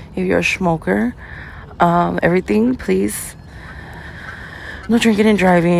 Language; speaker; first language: English; early bilingual, other home language; Spanish